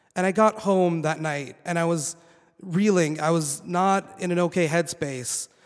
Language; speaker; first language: English; non-native, fluent; Arabic